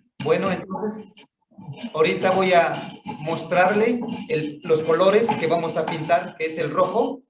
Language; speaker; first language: Spanish; non-native, local second language; Zapotec